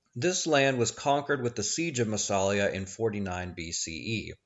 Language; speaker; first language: English; native; English